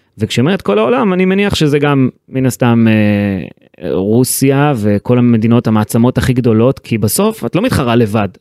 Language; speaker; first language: Hebrew; native; Hebrew